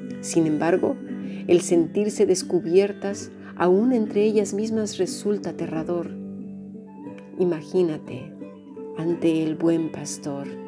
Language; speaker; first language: Spanish; native; Spanish